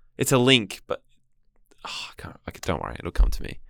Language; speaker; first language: English; native; English